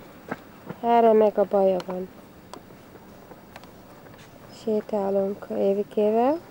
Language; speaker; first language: Hungarian; early bilingual, heritage; Hungarian